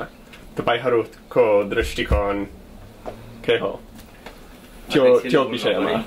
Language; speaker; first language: Nepali; non-native, fluent; English